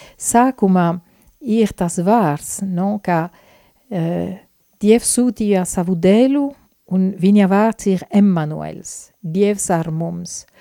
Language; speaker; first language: Latvian; non-native, fluent; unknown